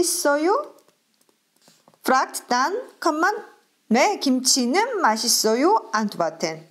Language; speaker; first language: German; non-native, fluent; Korean